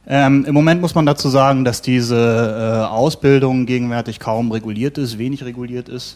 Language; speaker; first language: German; native; German